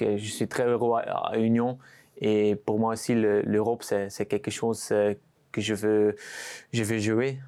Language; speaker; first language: French; non-native, local second language; Dutch